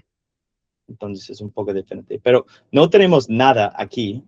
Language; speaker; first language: Spanish; non-native, learner; English